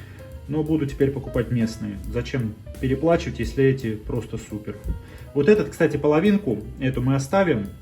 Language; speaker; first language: Russian; native; Russian